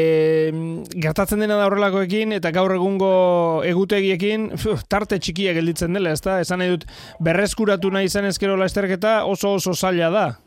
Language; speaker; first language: Basque; native; Basque